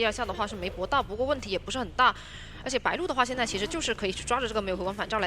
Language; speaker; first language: Chinese; native; Chinese